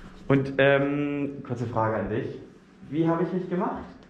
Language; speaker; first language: German; native; German